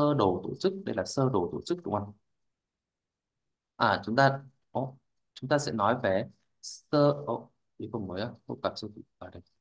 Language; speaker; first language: Korean; non-native, fluent; Vietnamese